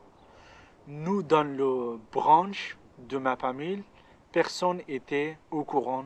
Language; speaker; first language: French; non-native, learner; Pashto